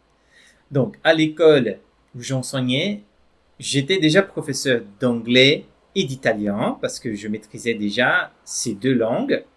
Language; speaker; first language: French; non-native, fluent; Portuguese